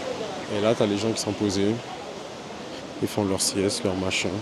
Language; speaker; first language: French; native; French